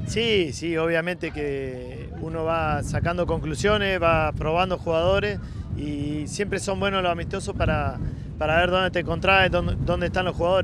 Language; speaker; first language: Spanish; native; Spanish